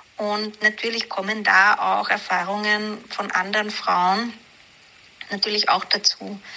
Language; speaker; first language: German; native; German